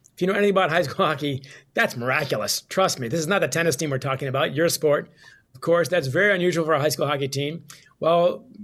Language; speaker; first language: English; native; English